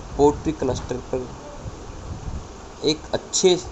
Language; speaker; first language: Hindi; native; Hindi